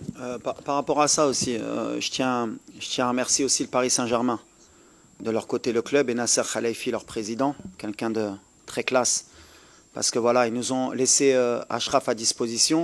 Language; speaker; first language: French; native; French